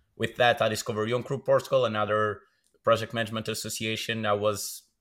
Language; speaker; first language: English; non-native, fluent; Portuguese